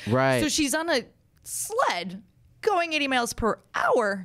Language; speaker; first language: English; native; English